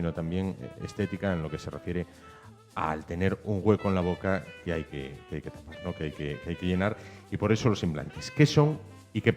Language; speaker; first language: Spanish; native; Spanish